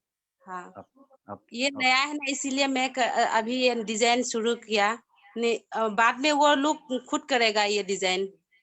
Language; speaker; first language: Hindi; non-native, local second language; Assamese